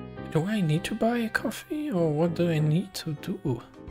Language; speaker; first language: English; non-native, fluent; German